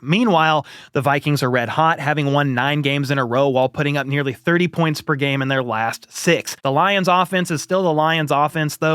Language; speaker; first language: English; native; English